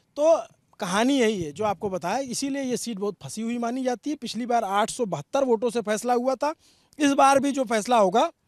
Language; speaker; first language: Hindi; native; Hindi